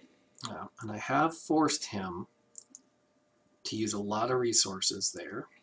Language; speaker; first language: English; native; English